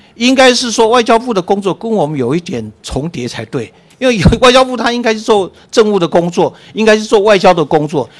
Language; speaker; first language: Chinese; native; Chinese